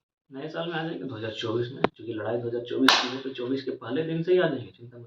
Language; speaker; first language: Hindi; non-native, local second language; Magahi